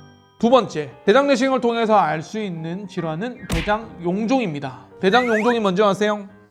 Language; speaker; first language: Korean; native; Korean